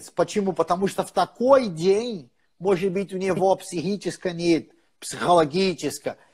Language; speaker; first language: Russian; non-native, fluent; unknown